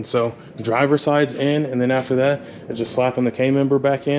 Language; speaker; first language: English; native; English